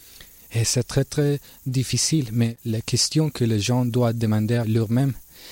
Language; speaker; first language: French; non-native, learner; Spanish